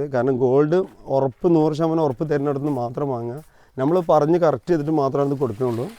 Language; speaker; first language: Malayalam; native; Malayalam